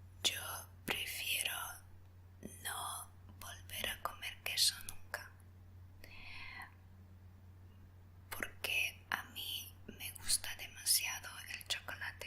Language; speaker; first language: Spanish; non-native, fluent; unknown